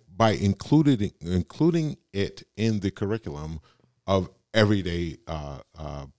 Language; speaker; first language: English; native; English